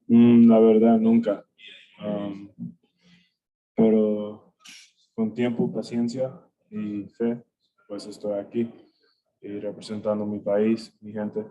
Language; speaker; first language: Spanish; early bilingual, heritage; English